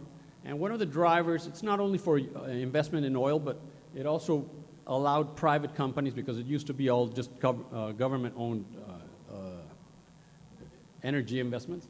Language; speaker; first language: English; non-native, fluent; Spanish